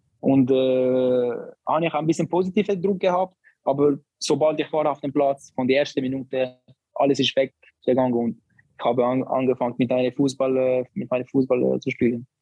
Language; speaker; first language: German; non-native, learner; Albanian